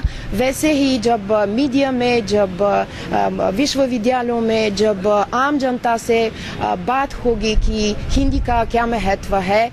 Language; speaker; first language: Hindi; non-native, fluent; Bulgarian